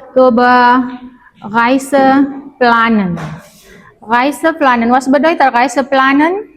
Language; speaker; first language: German; non-native, learner; Indonesian